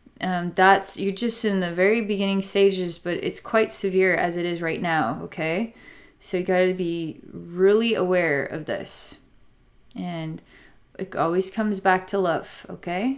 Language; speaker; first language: English; native; English